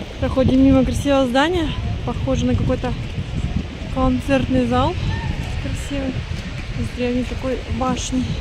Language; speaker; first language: Russian; native; Russian